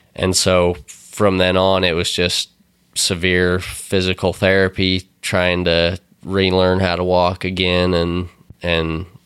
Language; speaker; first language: English; native; English